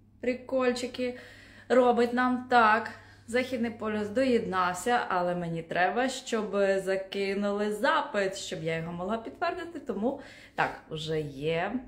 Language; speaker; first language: Ukrainian; native; Ukrainian